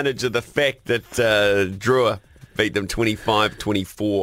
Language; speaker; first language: English; native; English